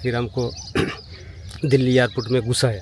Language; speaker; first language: Hindi; non-native, fluent; Pashto